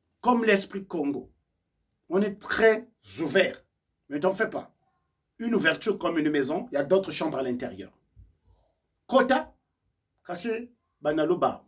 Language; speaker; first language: French; non-native, local second language; Kongo